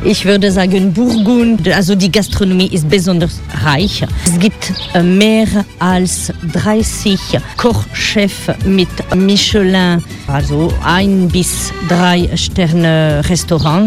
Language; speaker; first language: German; non-native, fluent; French